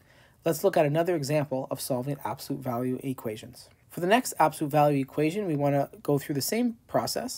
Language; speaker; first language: English; native; English